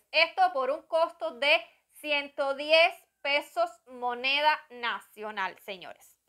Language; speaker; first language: Spanish; native; Spanish